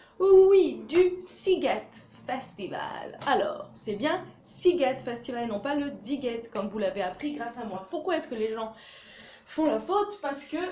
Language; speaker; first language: French; native; French